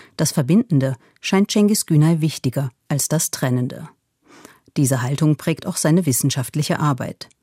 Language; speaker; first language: German; native; German